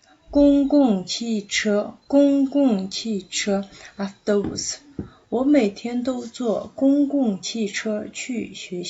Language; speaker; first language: Chinese; non-native, fluent; Kazakh